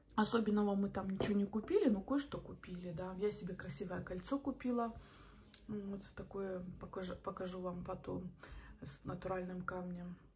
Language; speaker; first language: Russian; native; Russian